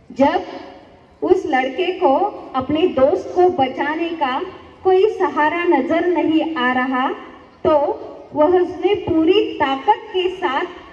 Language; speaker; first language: Hindi; non-native, local second language; Marathi